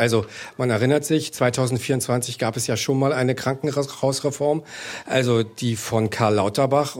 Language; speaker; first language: German; native; German